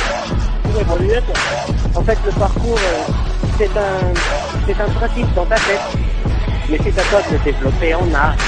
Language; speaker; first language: French; non-native, local second language; Malagasy